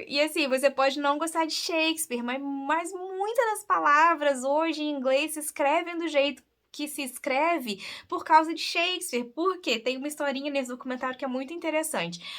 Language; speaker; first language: Portuguese; native; Portuguese